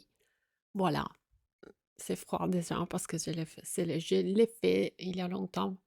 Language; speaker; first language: French; non-native, fluent; Italian